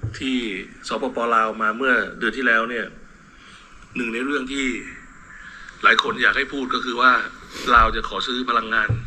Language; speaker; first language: Thai; native; Thai